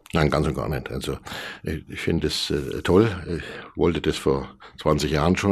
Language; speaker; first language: German; native; German